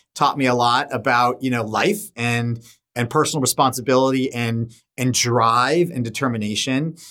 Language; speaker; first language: English; native; English